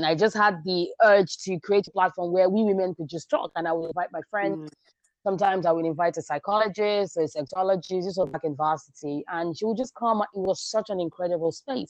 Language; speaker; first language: English; non-native, local second language; Igbo